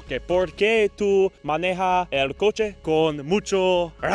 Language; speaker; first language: Spanish; non-native, learner; English